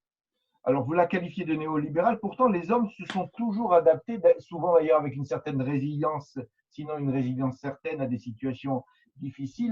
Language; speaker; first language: French; native; French